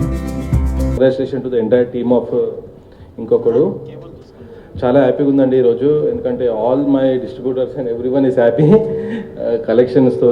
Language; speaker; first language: Telugu; non-native, learner; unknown